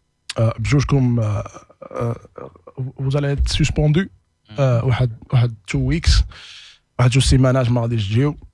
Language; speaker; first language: Arabic; native; Arabic